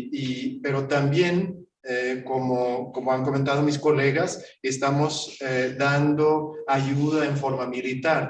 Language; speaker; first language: Spanish; non-native, fluent; Swedish